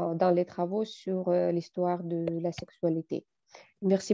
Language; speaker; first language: French; non-native, fluent; Russian